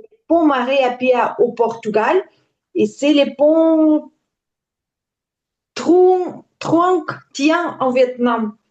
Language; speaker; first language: French; non-native, learner; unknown